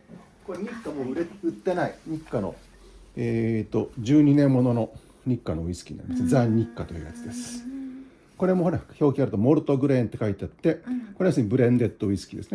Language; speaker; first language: Japanese; native; Japanese